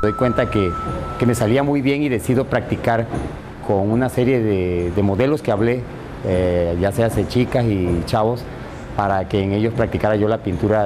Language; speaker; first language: Spanish; native; Spanish